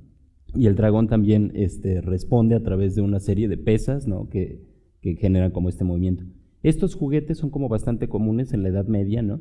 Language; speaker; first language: Spanish; native; Spanish